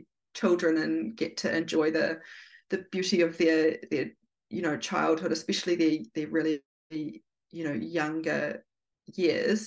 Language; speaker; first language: English; native; English